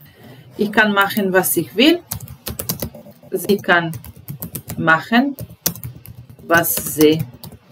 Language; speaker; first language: German; non-native, fluent; Serbian